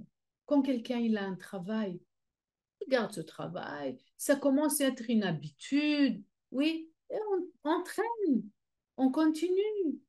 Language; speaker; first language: French; non-native, fluent; Hebrew